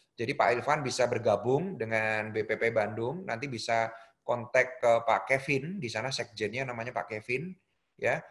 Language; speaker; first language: Indonesian; native; Indonesian